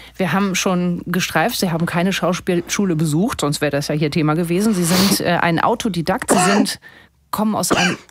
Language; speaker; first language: German; native; German